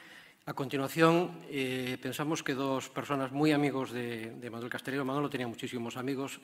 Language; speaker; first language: Spanish; native; Spanish